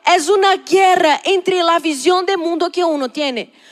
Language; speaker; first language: Spanish; non-native, learner; Portuguese